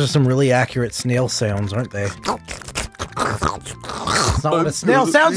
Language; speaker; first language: English; native; English